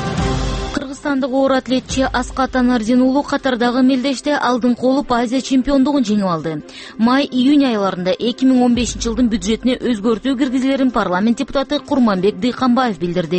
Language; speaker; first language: Kyrgyz; native; Kyrgyz